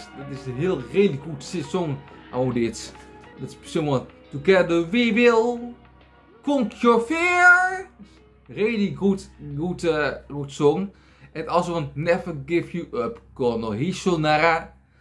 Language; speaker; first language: Dutch; native; Dutch